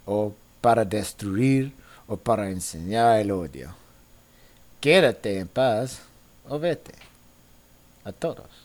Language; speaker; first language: Spanish; non-native, fluent; English